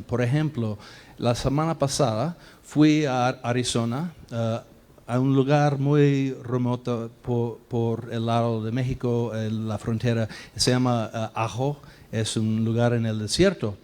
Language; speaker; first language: Spanish; non-native, fluent; English